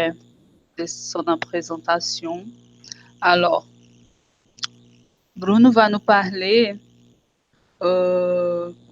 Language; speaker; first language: French; non-native, fluent; Portuguese